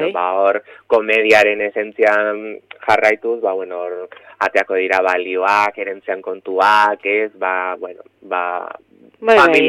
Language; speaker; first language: Basque; native; Basque